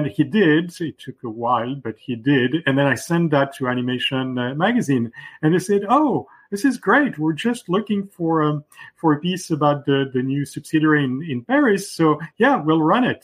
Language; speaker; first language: English; non-native, fluent; French